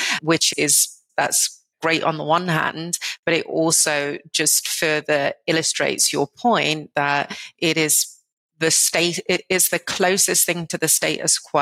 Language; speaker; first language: English; native; English